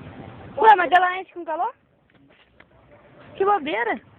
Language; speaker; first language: Portuguese; native; Portuguese